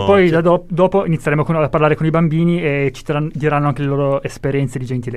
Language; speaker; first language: Italian; native; Italian